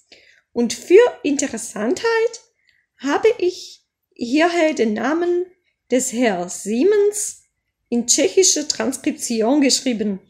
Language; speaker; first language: German; non-native, fluent; Czech